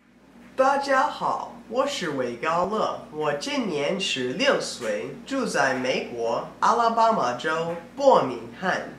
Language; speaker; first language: Chinese; non-native, learner; English